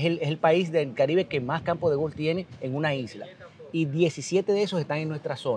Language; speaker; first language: Spanish; native; Spanish